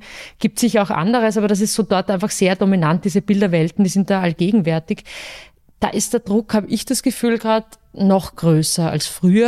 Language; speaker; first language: German; native; German